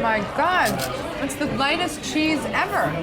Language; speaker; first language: English; native; English